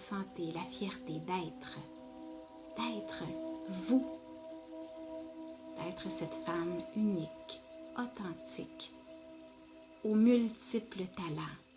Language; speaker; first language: French; native; French